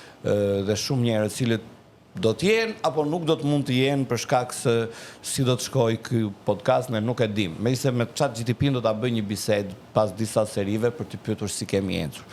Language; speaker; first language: Albanian; native; Albanian